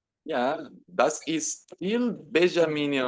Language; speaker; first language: German; non-native, learner; Portuguese